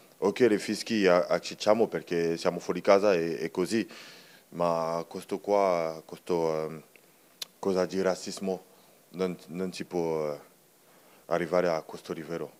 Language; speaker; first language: Italian; non-native, learner; French